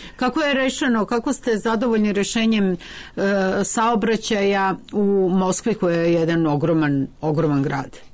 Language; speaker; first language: Serbian; native; Serbian